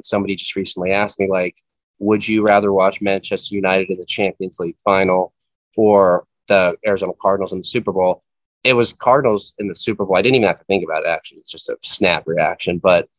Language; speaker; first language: English; native; English